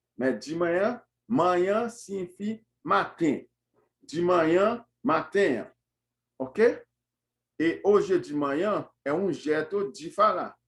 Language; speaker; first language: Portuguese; non-native, fluent; Haitian Creole